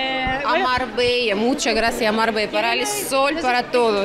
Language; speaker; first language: Spanish; non-native, learner; Russian